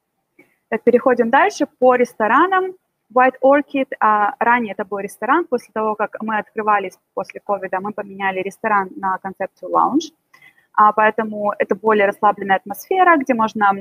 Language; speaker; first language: Russian; native; Russian